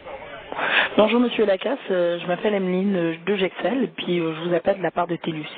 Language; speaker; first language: French; native; French